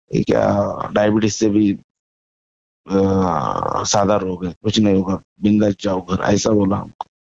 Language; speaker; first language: Hindi; non-native, local second language; Marathi